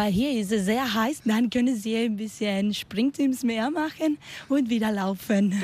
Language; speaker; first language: German; non-native, learner; Spanish